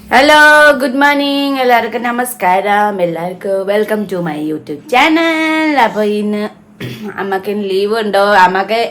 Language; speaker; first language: Malayalam; non-native, fluent; Nepali